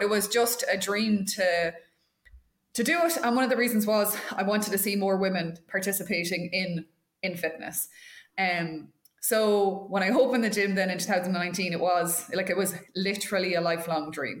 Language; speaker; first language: English; native; English